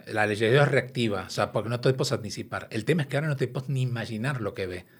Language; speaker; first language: Catalan; non-native, local second language; Spanish